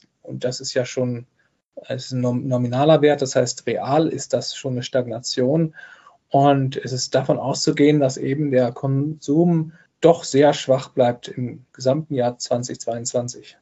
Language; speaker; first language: German; native; German